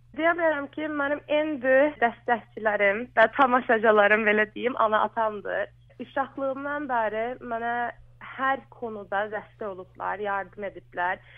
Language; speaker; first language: Azerbaijani; early bilingual, heritage; Azerbaijani